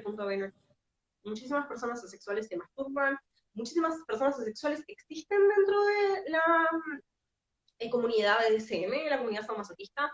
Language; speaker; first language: Spanish; native; Spanish